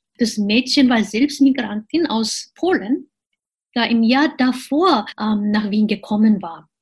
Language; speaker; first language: German; non-native, fluent; Japanese